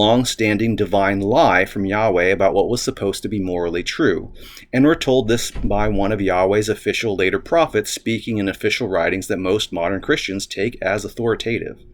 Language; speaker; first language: English; native; English